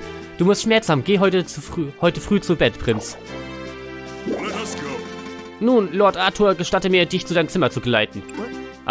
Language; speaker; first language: German; native; German